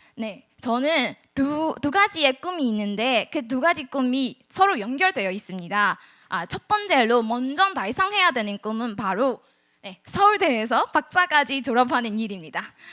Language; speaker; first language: Korean; non-native, fluent; Burmese